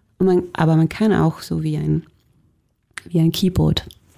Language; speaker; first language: German; non-native, fluent; Danish